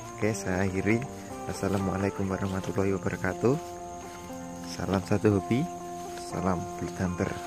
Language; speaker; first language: Indonesian; non-native, local second language; Javanese